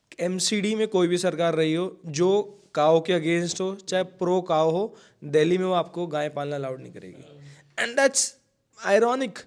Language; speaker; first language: Hindi; native; Hindi